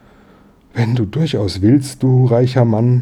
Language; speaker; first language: German; native; German